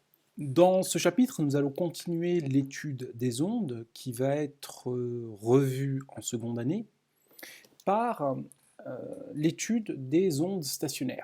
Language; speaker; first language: French; native; French